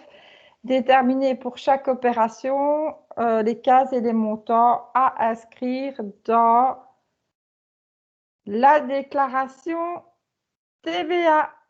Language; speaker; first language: French; native; French